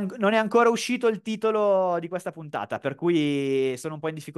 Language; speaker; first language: Italian; native; Italian